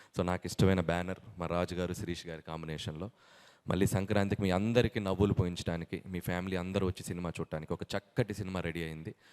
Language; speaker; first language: Telugu; native; Telugu